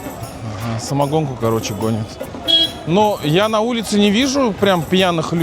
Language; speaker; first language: Russian; native; Russian